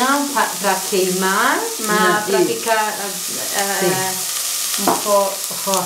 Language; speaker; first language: Portuguese; non-native, learner; Croatian